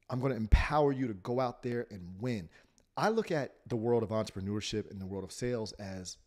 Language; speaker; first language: English; native; English